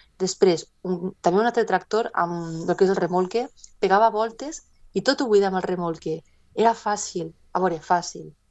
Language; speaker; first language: Catalan; non-native, local second language; Spanish